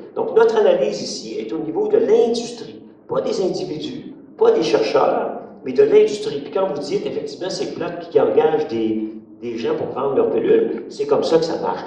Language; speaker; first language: French; native; French